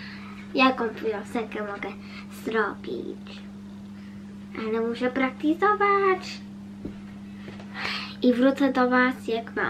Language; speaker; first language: Polish; early bilingual, heritage; Polish